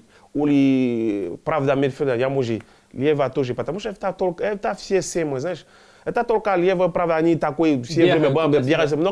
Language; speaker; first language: Russian; non-native, learner; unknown